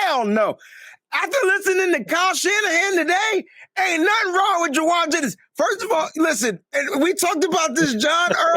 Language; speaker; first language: English; native; English